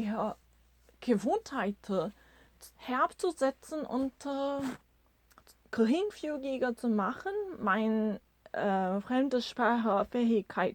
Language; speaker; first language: German; non-native, learner; Korean